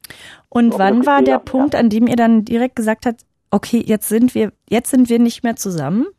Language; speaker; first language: German; native; German